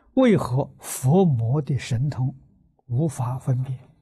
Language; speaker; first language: Chinese; native; Chinese